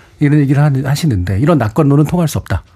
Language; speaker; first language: Korean; native; Korean